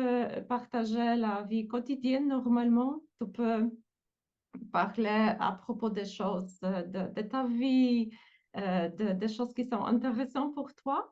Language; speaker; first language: French; non-native, fluent; Polish